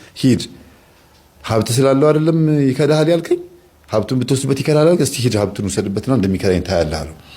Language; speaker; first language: Amharic; native; Amharic